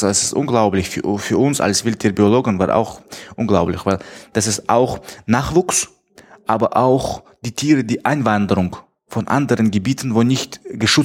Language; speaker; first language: German; non-native, fluent; Tajik